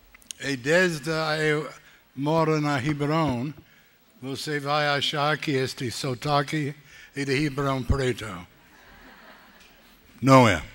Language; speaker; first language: Portuguese; non-native, learner; English